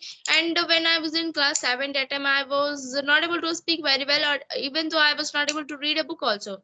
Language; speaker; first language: English; non-native, learner; Hindi